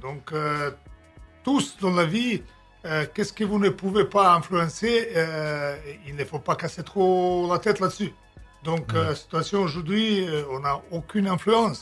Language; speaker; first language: French; non-native, fluent; Serbian